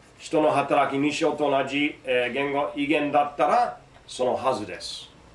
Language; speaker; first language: Japanese; non-native, fluent; English